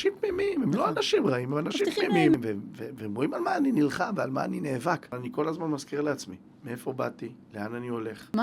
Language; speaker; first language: Hebrew; native; Hebrew